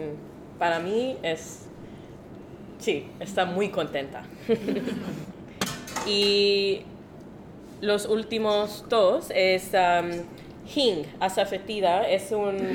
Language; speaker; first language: Spanish; non-native, learner; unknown